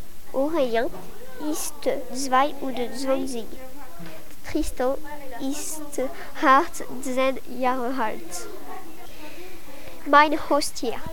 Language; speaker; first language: German; non-native, learner; French